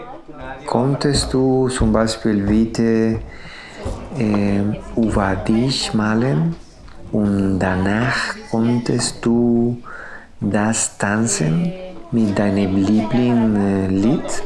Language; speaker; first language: German; non-native, learner; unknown